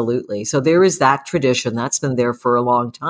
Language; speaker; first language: English; early bilingual, other home language; Japanese